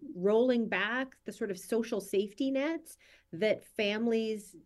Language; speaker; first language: English; native; English